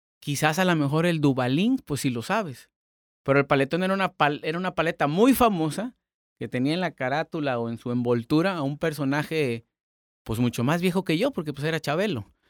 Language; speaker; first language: Spanish; native; Spanish